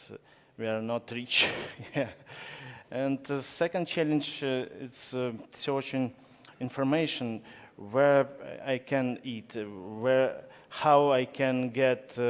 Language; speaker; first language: English; non-native, learner; Russian